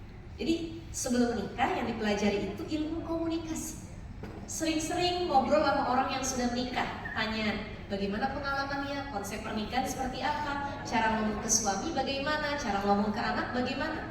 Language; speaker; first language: Indonesian; native; Indonesian